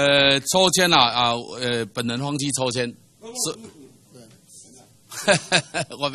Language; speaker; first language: Chinese; native; Chinese